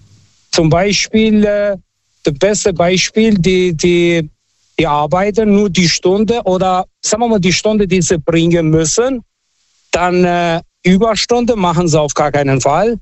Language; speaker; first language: German; non-native, fluent; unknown